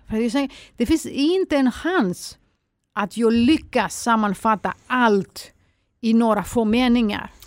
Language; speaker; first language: Swedish; non-native, fluent; Greek